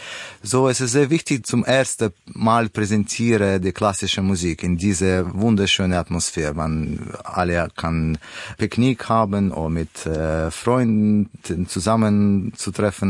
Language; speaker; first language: German; non-native, learner; Russian